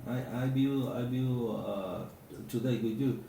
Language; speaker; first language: English; non-native, learner; Spanish